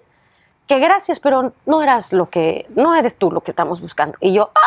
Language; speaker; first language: Spanish; native; Spanish